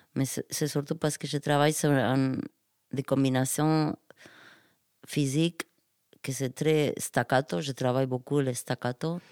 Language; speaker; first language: French; non-native, fluent; Spanish